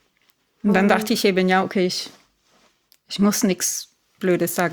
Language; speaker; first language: German; non-native, fluent; Italian